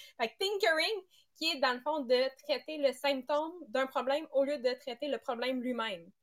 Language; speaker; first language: French; native; French